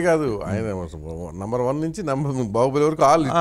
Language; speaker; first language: Telugu; native; Telugu